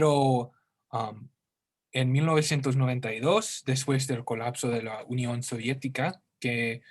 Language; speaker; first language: Spanish; non-native, learner; English